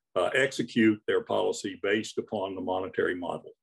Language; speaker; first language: English; native; English